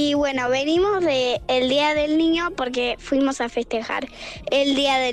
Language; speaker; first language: Spanish; native; Spanish